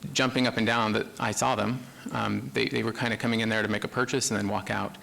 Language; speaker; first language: English; native; English